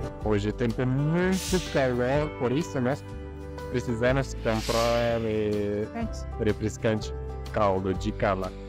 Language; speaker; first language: Portuguese; non-native, learner; Russian